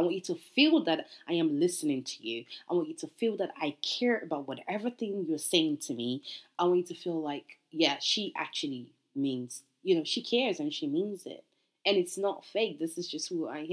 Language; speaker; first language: English; non-native, local second language; Yoruba